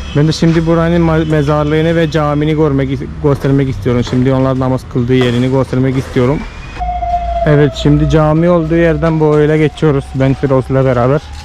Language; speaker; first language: Turkish; non-native, fluent; Malayalam